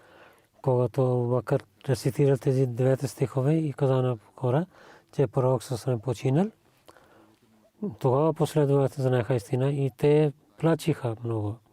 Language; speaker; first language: Bulgarian; non-native, learner; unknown